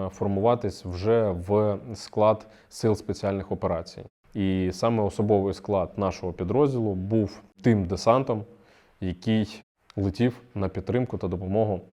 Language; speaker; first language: Ukrainian; native; Ukrainian